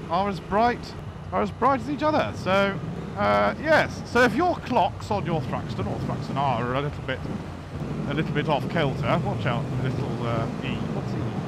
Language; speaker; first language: English; native; English